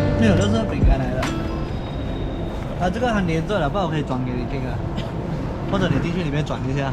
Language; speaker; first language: Chinese; native; Chinese